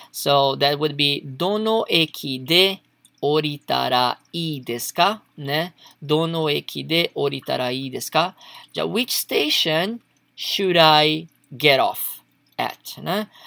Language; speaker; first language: English; non-native, fluent; Portuguese